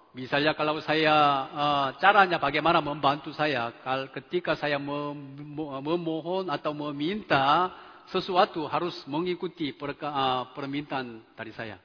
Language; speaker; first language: Indonesian; non-native, fluent; Chinese